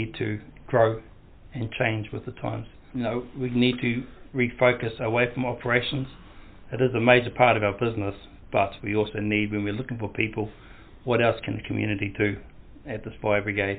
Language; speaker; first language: English; native; English